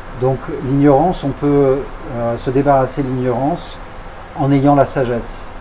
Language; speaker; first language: French; native; French